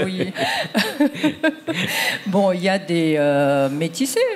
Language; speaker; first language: French; non-native, fluent; Japanese